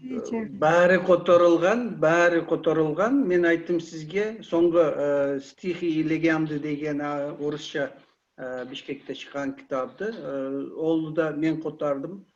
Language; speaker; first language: Kyrgyz; non-native, learner; Kazakh